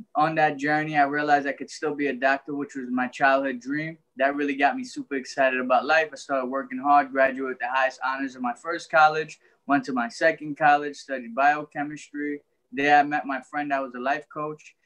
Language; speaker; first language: English; native; English